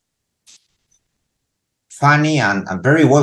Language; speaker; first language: English; non-native, learner; Spanish